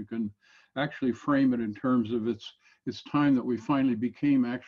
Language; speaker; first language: English; native; English